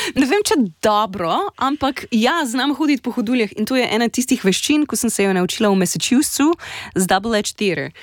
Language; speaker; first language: Slovenian; native; Slovenian